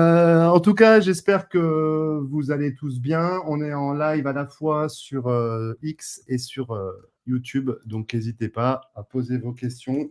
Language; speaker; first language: French; native; French